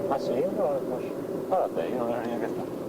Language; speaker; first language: Italian; native; Italian